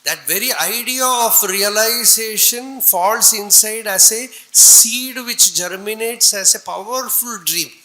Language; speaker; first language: English; non-native, local second language; Tamil